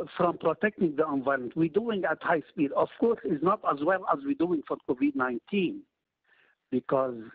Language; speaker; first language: English; non-native, fluent; Arabic